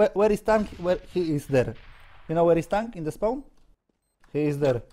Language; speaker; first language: English; non-native, learner; Polish